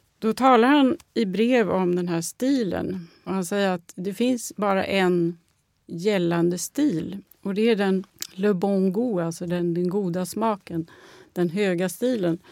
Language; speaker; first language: Swedish; native; Swedish